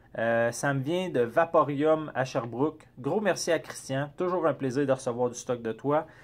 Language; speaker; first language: French; native; French